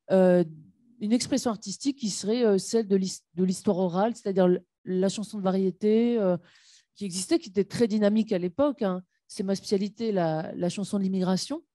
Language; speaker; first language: French; native; French